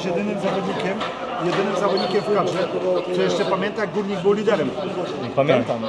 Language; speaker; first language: Polish; native; Polish